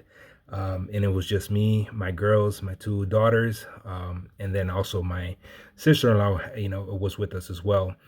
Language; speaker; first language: English; native; English